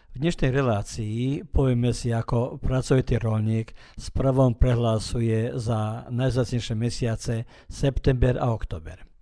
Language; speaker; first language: Slovak; early bilingual, heritage; Slovak